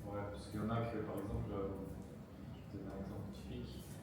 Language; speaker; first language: French; native; French